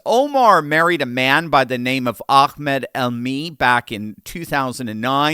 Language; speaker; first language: English; native; English